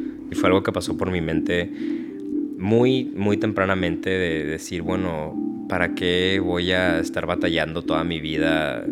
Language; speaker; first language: Spanish; early bilingual, heritage; Spanish